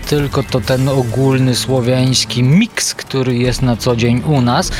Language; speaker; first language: Polish; non-native, fluent; Bulgarian